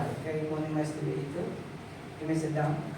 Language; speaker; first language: English; non-native, fluent; Indonesian